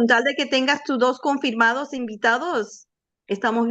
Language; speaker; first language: Spanish; native; Spanish